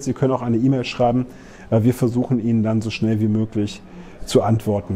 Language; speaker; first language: German; native; German